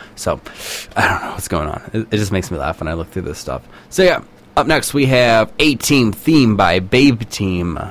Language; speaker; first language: English; native; English